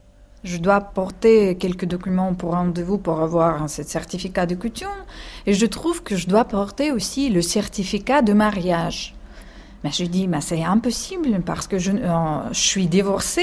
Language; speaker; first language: French; non-native, fluent; Russian